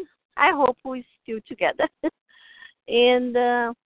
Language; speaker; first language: English; non-native, learner; Portuguese